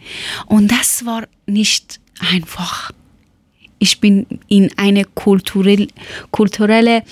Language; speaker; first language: German; non-native, learner; Persian